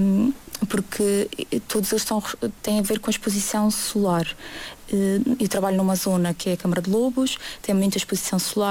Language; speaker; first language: Portuguese; native; Portuguese